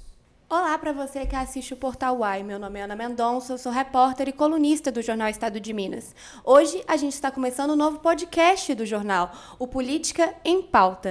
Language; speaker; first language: Portuguese; native; Portuguese